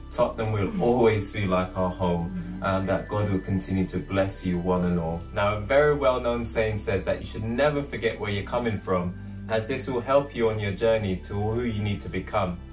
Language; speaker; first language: English; native; English